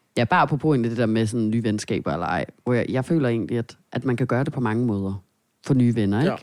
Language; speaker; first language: Danish; native; Danish